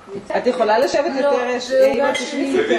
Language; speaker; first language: Hebrew; native; Hebrew